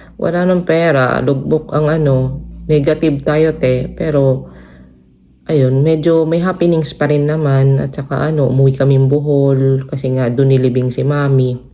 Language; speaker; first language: Filipino; non-native, local second language; Cebuano